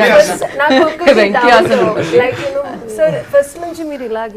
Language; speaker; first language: Telugu; non-native, learner; Malayalam